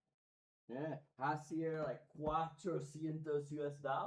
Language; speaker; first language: Spanish; non-native, learner; English